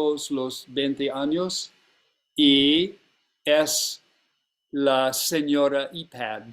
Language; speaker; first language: Spanish; non-native, fluent; English